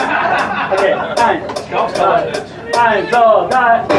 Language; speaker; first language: German; non-native, learner; Spanish